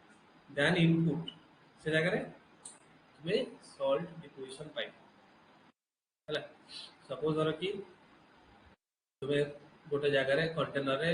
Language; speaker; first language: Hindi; non-native, local second language; Odia